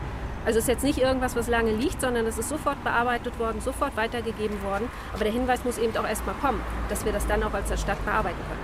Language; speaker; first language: German; native; German